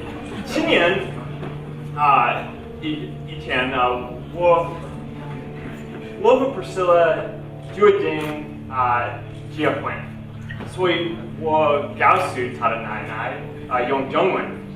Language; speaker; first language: Chinese; non-native, learner; English